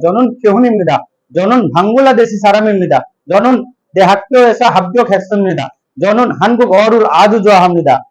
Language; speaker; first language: Korean; non-native, learner; Bangla